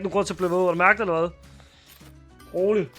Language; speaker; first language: Danish; native; Danish